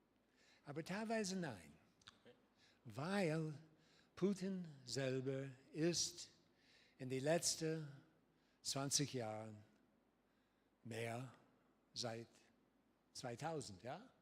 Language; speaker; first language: German; non-native, learner; English